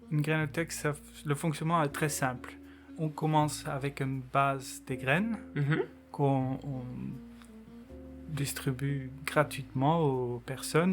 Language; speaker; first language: French; non-native, local second language; Dutch